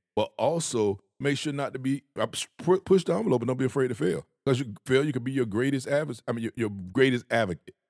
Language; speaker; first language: English; native; English